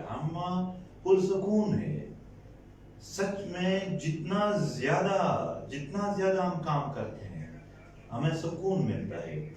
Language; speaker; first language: Urdu; non-native, local second language; Pashto